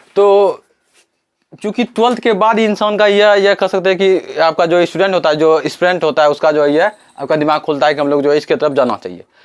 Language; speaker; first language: Hindi; native; Hindi